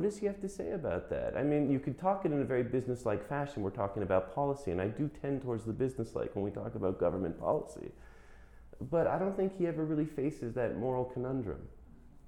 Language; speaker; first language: English; native; English